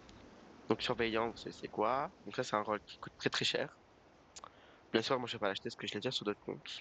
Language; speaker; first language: French; native; French